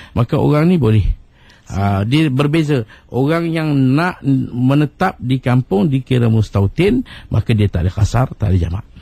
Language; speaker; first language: Malay; native; Malay